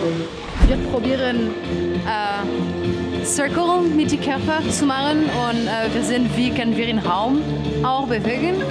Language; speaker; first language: German; non-native, learner; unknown